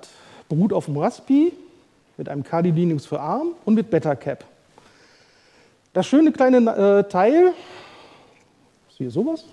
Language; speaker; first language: German; native; German